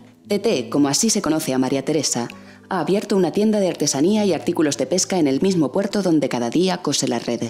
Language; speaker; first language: Spanish; native; Spanish